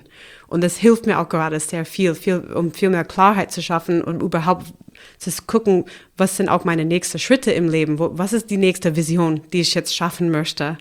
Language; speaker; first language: German; non-native, fluent; English